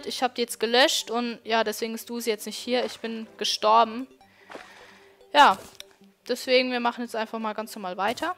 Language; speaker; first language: German; native; German